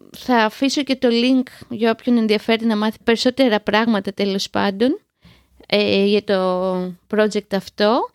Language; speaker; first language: Greek; native; Greek